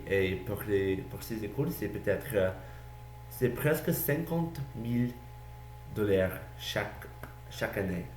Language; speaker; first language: French; non-native, learner; English